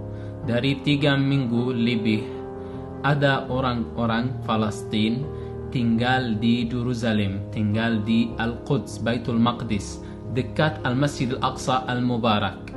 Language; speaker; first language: Indonesian; non-native, learner; Arabic